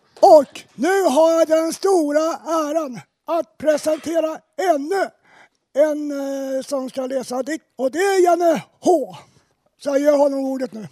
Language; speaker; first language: Swedish; native; Swedish